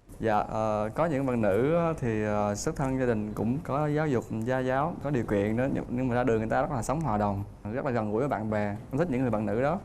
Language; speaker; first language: Vietnamese; native; Vietnamese